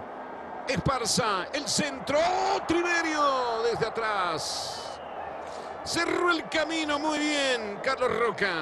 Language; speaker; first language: Spanish; native; Spanish